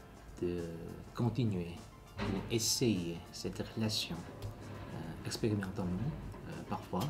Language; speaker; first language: French; non-native, learner; Korean